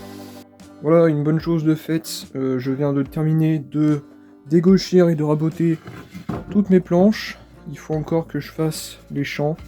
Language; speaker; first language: French; native; French